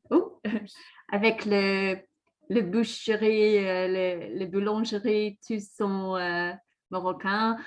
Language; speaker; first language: French; non-native, learner; English